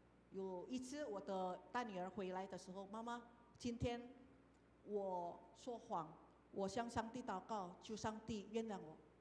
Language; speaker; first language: Chinese; non-native, fluent; Indonesian